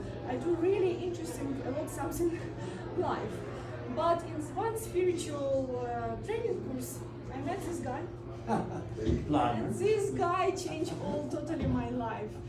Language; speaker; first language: English; non-native, learner; Russian